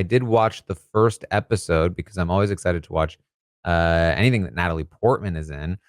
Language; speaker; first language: English; native; English